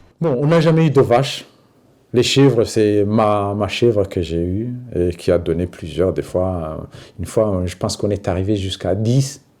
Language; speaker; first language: French; non-native, local second language; Rundi